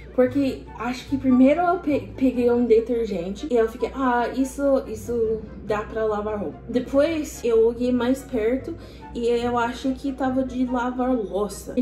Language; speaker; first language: Portuguese; non-native, fluent; English